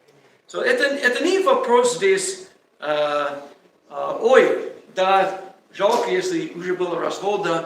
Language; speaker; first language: Russian; non-native, learner; English